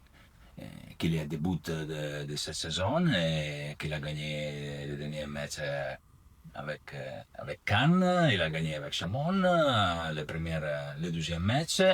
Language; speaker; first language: French; non-native, learner; Italian